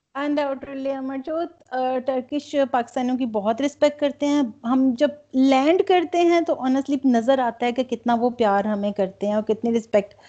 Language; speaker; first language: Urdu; non-native, local second language; Punjabi